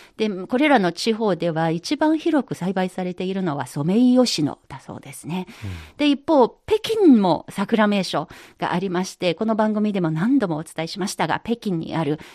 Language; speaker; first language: Japanese; non-native, fluent; Chinese